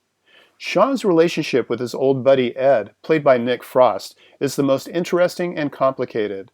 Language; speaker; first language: English; native; English